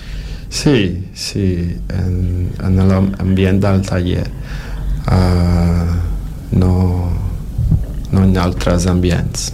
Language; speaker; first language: Catalan; non-native, learner; Portuguese